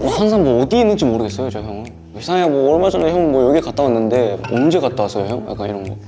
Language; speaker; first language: Korean; non-native, fluent; Japanese